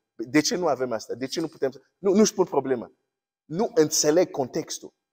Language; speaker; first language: Romanian; non-native, fluent; English